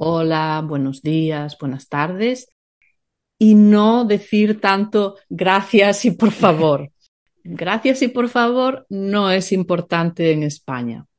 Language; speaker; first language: Spanish; native; Spanish